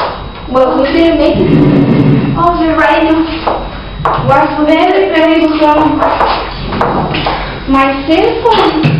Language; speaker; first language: English; non-native, learner; Spanish